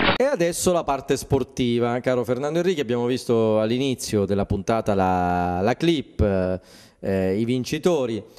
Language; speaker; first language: Italian; native; Italian